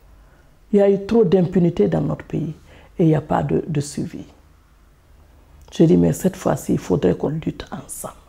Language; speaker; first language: French; non-native, local second language; Fula